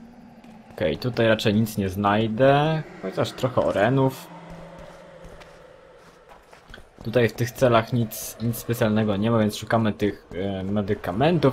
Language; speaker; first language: Polish; native; Polish